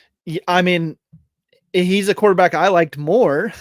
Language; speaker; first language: English; native; English